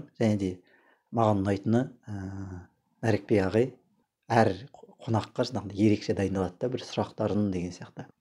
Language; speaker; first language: Kazakh; native; Kazakh